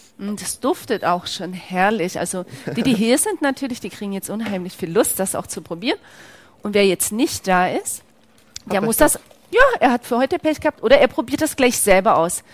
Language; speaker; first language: German; non-native, fluent; Greek